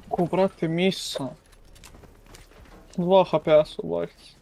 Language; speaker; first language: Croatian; non-native, learner; Macedonian